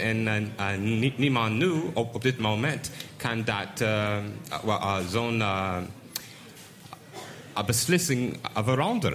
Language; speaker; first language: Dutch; non-native, learner; English